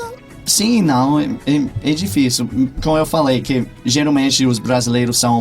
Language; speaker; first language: Portuguese; non-native, fluent; English